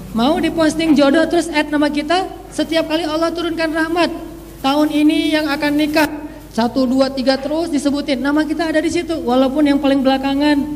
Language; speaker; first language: Indonesian; native; Indonesian